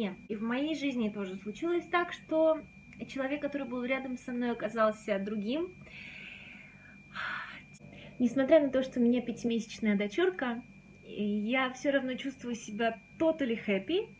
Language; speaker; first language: Russian; native; Russian